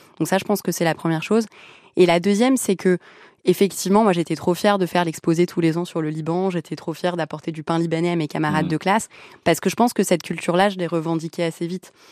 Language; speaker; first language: French; early bilingual, other home language; Arabic